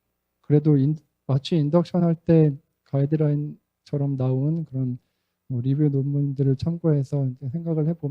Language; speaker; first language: Korean; native; Korean